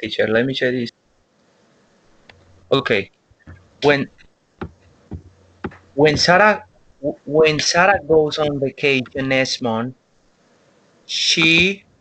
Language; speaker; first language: English; non-native, learner; Spanish